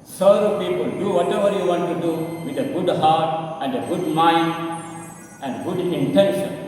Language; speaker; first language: English; non-native, local second language; Kannada